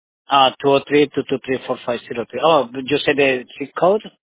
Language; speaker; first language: English; non-native, learner; Spanish